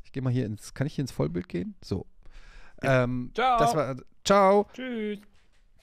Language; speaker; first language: German; native; German